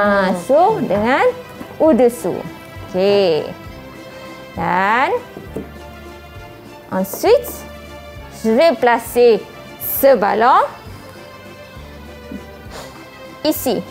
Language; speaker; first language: French; non-native, learner; Malay